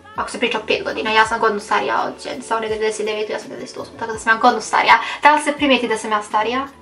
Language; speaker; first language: Bosnian; early bilingual, heritage; Bosnian